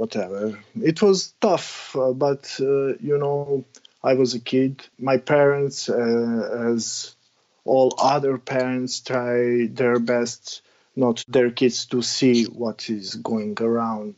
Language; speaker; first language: English; non-native, learner; Serbian